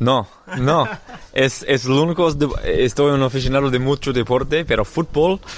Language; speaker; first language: Spanish; non-native, learner; English